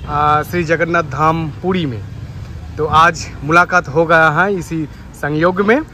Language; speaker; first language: Hindi; non-native, local second language; Bangla